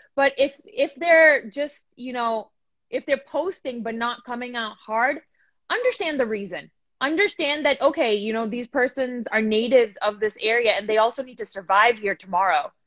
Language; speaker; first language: English; early bilingual, other home language; Punjabi